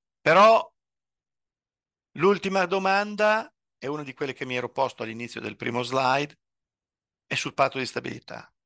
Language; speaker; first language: Italian; native; Italian